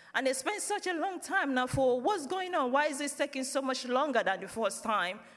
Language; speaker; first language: English; non-native, local second language; Yoruba